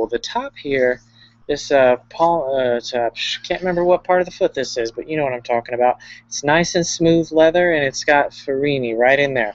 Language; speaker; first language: English; native; English